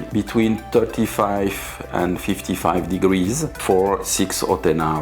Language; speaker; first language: English; non-native, learner; French